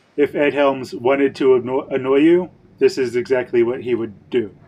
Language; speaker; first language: English; native; English